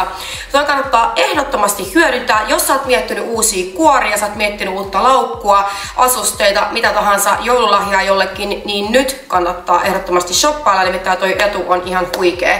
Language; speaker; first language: Finnish; native; Finnish